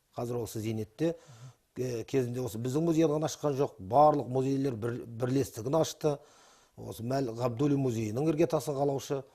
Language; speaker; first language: Kazakh; native; Kazakh